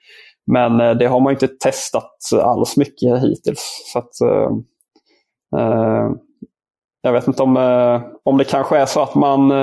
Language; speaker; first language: Swedish; native; Swedish